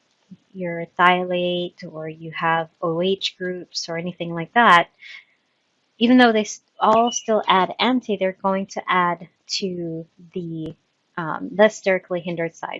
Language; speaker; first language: English; native; English